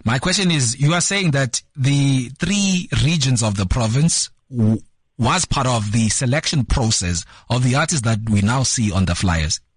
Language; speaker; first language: English; non-native, local second language; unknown